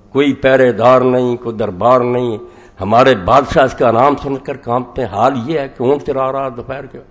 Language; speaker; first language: Urdu; non-native, local second language; Punjabi